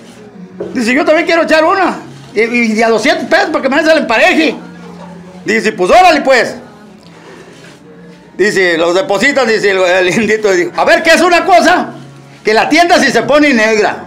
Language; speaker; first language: Spanish; native; Spanish